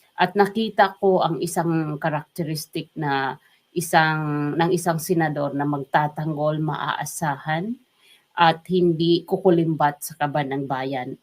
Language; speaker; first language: Filipino; non-native, local second language; Waray